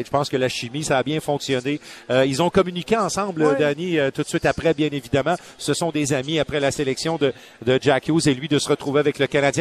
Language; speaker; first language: French; native; French